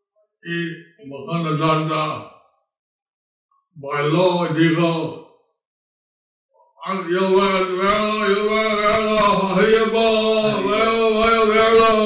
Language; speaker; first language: Spanish; non-native, learner; English